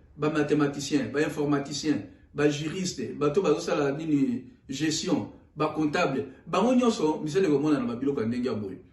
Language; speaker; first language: Lingala; non-native, local second language; Swahili